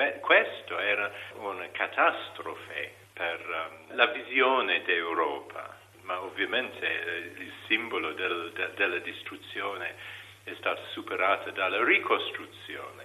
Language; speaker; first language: Italian; non-native, learner; English